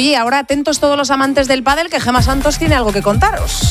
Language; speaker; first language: Spanish; native; Spanish